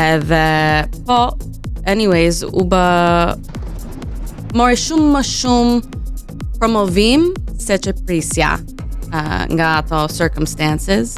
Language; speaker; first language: Albanian; early bilingual, heritage; Albanian